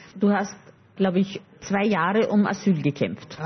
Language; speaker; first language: German; native; German